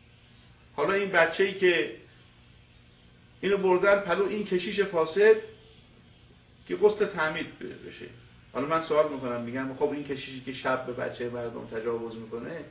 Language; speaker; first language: Persian; native; Persian